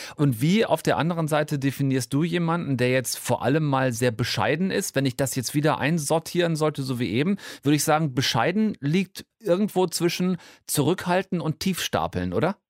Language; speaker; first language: German; native; German